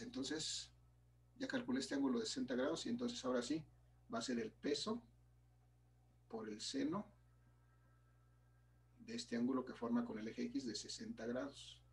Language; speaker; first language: Spanish; native; Spanish